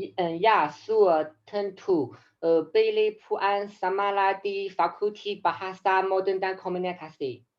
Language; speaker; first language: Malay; non-native, learner; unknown